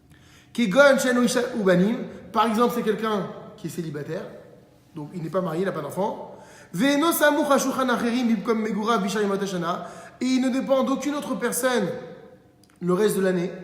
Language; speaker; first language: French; native; French